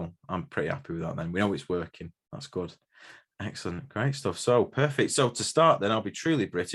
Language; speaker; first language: English; native; English